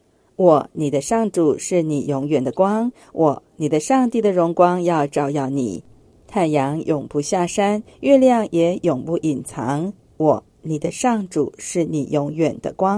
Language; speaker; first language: Chinese; native; Chinese